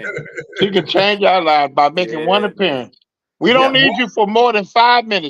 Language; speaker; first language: English; native; English